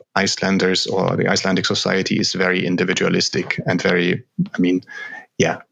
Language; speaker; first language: English; non-native, fluent; German